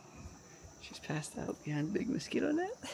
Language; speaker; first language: English; native; English